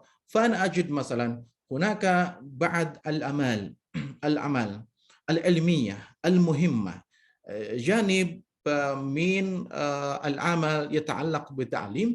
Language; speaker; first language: Arabic; non-native, fluent; Indonesian